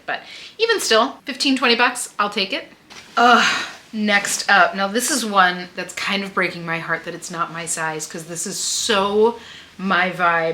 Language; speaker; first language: English; native; English